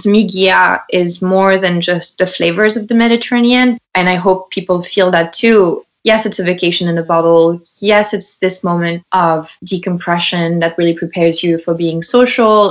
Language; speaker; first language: English; non-native, fluent; French